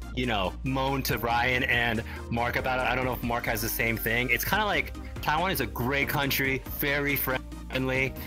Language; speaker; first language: English; native; English